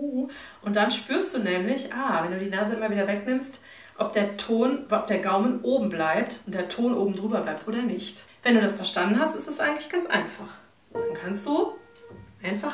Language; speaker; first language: German; native; German